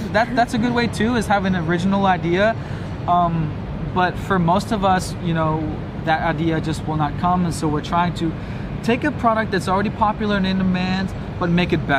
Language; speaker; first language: English; native; English